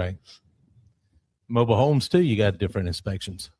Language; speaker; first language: English; native; English